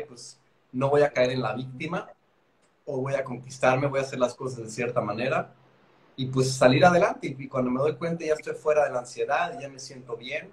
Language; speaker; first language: Spanish; native; Spanish